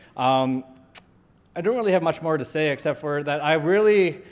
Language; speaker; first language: English; native; English